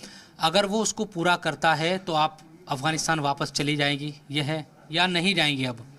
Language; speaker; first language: Hindi; native; Hindi